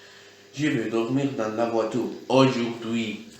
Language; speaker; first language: French; non-native, learner; Spanish